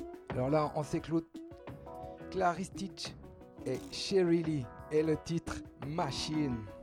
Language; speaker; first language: French; native; French